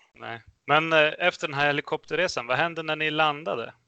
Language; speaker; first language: Swedish; early bilingual, other home language; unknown